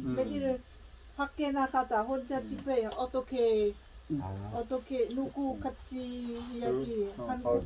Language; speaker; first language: Korean; non-native, learner; Lao